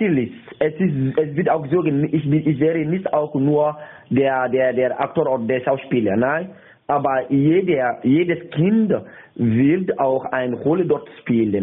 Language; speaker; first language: German; non-native, learner; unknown